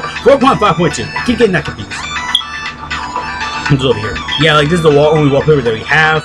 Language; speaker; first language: English; native; English